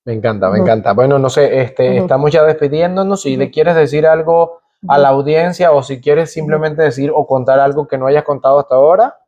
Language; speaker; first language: Spanish; native; Spanish